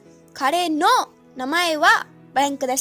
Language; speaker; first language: Japanese; non-native, fluent; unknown